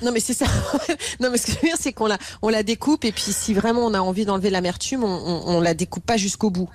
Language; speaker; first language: French; native; French